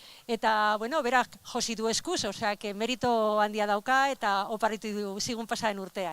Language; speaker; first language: Basque; native; Basque